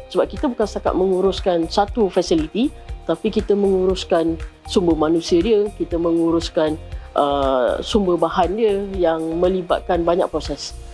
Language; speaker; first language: Malay; native; Malay